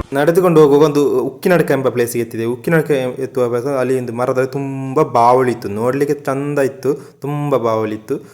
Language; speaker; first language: Kannada; non-native, local second language; Tulu